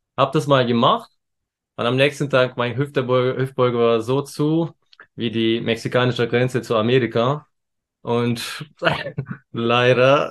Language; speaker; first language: German; early bilingual, other home language; Turkish